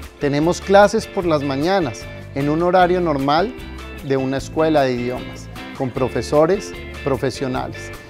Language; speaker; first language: Spanish; native; Spanish